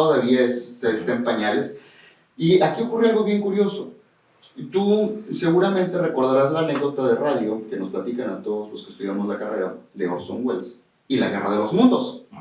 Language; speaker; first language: Spanish; native; Spanish